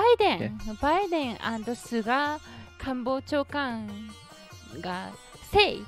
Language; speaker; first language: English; non-native, learner; Japanese